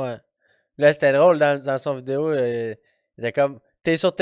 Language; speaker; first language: French; native; French